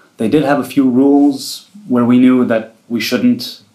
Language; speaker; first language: English; early bilingual, other home language; Hebrew